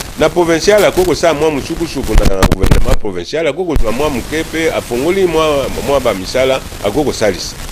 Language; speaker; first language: Lingala; non-native, local second language; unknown